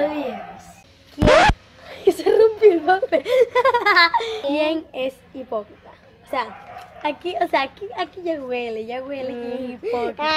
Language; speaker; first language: Spanish; native; Spanish